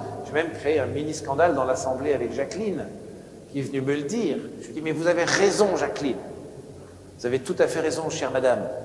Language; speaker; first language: French; native; French